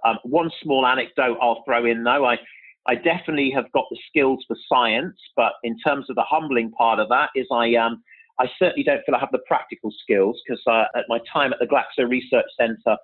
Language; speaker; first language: English; native; English